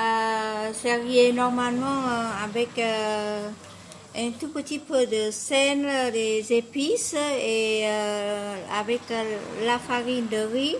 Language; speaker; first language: French; non-native, fluent; Vietnamese